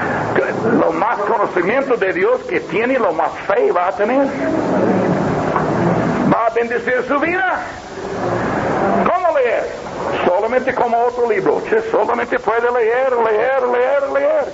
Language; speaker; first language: Spanish; non-native, learner; English